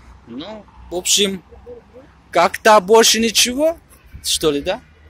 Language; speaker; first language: Russian; non-native, fluent; Tajik